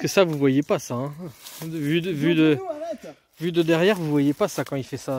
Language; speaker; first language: French; native; French